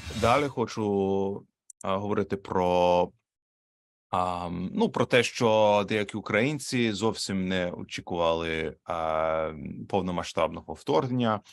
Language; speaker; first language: Ukrainian; non-native, learner; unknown